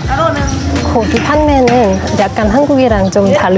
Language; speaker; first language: Korean; non-native, fluent; Lao